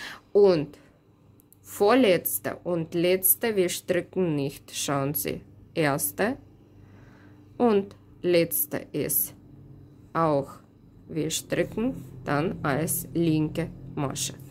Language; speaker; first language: German; non-native, fluent; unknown